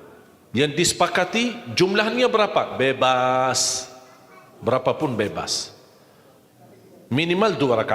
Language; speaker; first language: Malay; non-native, fluent; Arabic